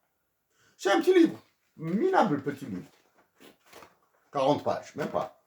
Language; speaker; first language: French; native; French